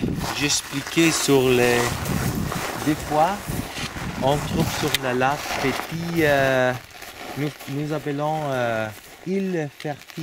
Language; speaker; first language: French; non-native, learner; Spanish